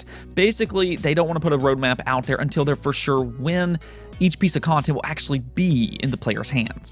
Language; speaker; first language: English; native; English